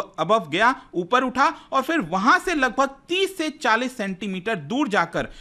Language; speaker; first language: Hindi; native; Hindi